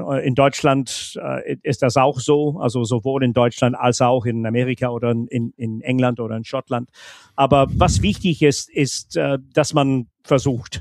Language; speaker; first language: German; non-native, fluent; English